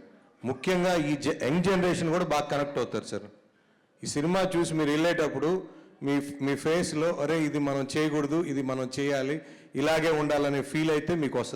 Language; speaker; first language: Telugu; native; Telugu